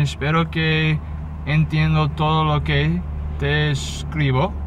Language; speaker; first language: Spanish; non-native, learner; English